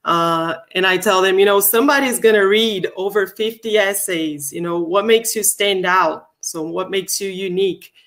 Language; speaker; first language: English; non-native, fluent; Portuguese